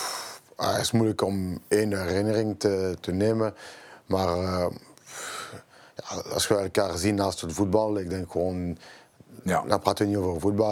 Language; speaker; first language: Dutch; non-native, local second language; French